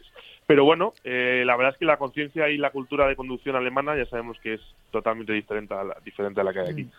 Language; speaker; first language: Spanish; native; Spanish